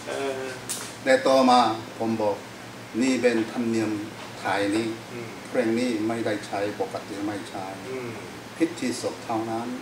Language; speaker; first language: Thai; non-native, fluent; Korean